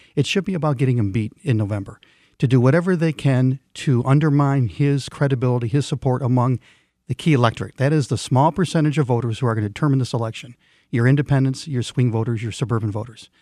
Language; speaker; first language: English; non-native, fluent; Swedish